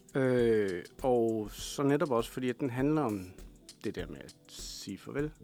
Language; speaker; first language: Danish; native; Danish